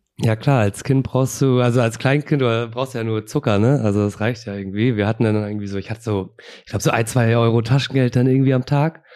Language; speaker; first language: German; native; German